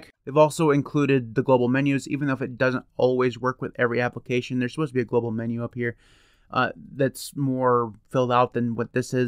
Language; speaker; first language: English; native; English